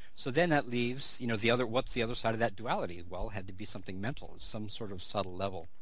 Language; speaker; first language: English; native; English